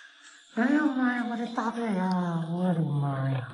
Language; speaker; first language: Chinese; native; Chinese